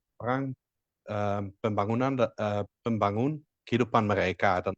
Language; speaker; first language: Indonesian; non-native, fluent; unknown